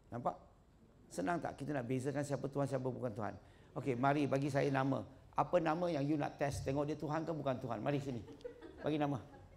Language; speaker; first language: Malay; non-native, local second language; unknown